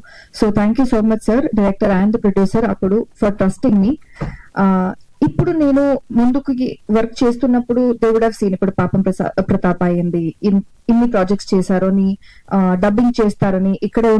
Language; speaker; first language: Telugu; non-native, learner; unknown